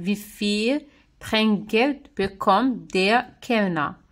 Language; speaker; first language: German; non-native, learner; Arabic